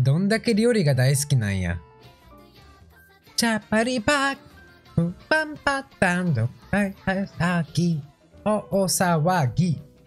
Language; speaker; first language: Japanese; non-native, fluent; English